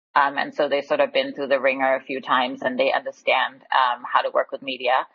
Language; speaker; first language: English; non-native, fluent; Danish